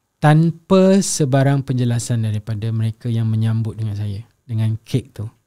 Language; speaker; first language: Malay; native; Malay